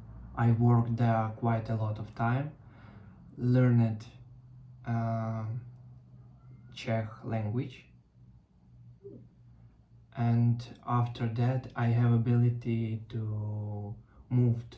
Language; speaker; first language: English; non-native, learner; Russian